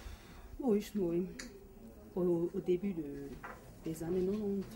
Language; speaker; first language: French; non-native, local second language; German